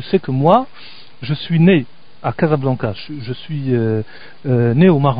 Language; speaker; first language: French; native; French